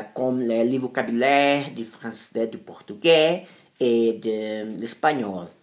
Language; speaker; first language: French; non-native, fluent; Portuguese